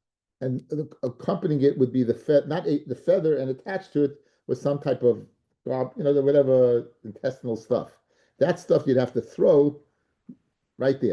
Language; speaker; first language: English; native; English